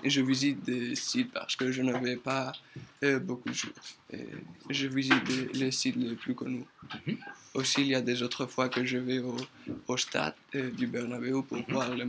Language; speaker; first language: French; non-native, learner; Spanish